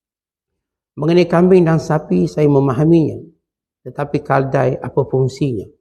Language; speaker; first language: Malay; native; Malay